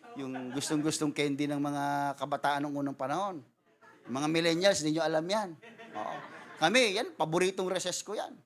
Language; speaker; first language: Filipino; non-native, local second language; Cebuano